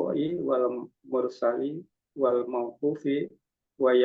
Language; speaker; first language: Arabic; non-native, learner; Indonesian